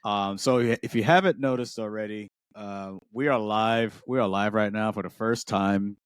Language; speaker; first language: English; native; English